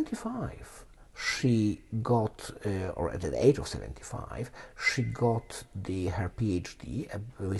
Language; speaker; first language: English; non-native, fluent; Polish